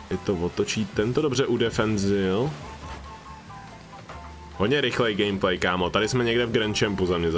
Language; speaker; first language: Czech; native; Czech